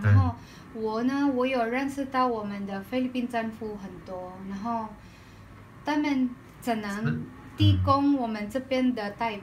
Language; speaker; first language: Chinese; non-native, learner; Filipino